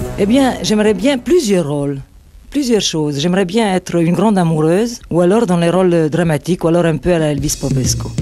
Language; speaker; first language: French; non-native, fluent; Italian